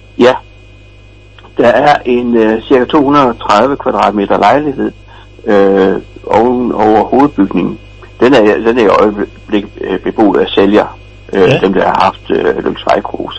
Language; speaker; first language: Danish; native; Danish